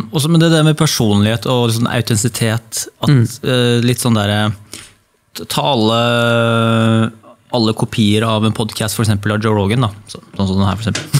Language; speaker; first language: Norwegian; native; Norwegian